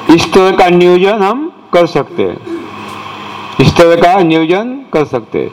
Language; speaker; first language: Hindi; non-native, local second language; Marathi